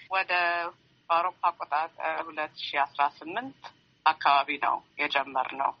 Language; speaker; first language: Amharic; native; Amharic